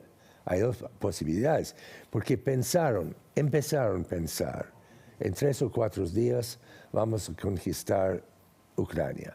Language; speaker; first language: Spanish; non-native, fluent; English